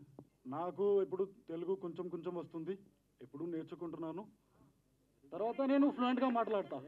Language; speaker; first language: Telugu; non-native, learner; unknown